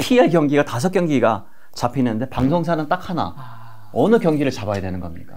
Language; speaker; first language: Korean; native; Korean